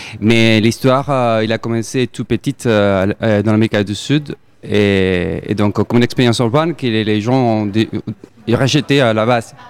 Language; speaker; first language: French; non-native, fluent; Spanish